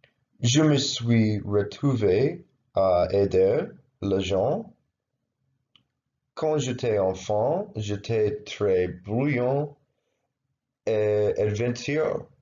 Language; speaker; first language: French; non-native, learner; English